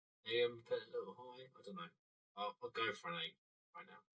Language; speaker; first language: English; native; English